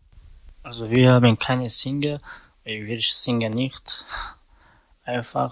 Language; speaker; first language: German; non-native, learner; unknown